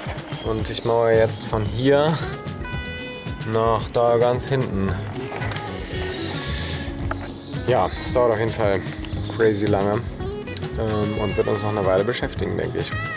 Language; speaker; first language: German; native; German